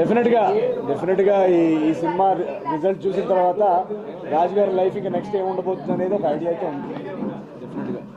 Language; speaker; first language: Telugu; native; Telugu